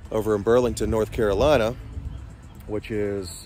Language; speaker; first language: English; native; English